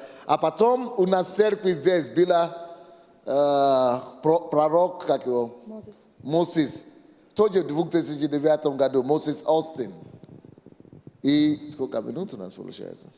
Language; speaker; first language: Russian; non-native, fluent; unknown